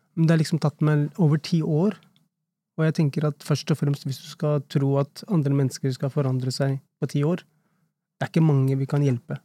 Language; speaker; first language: Norwegian; early bilingual, other home language; Urdu